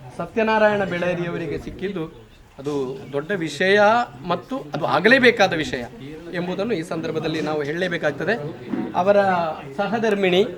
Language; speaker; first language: Kannada; native; Kannada